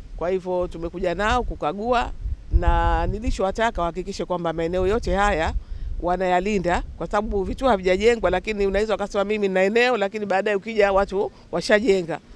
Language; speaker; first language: Swahili; native; Swahili